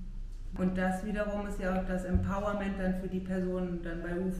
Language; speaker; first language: German; native; German